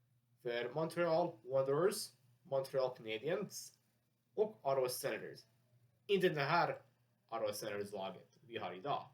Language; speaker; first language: Swedish; non-native, learner; English